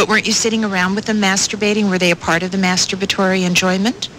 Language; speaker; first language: English; native; English